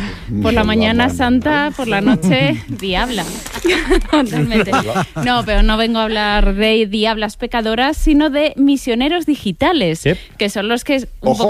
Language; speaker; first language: Spanish; native; Spanish